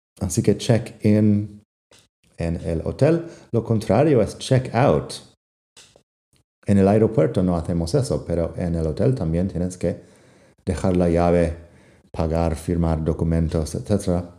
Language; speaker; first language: Spanish; non-native, fluent; English